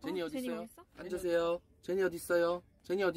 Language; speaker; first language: Korean; native; Korean